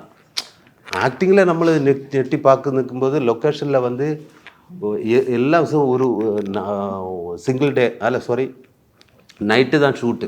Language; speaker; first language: Tamil; non-native, learner; Malayalam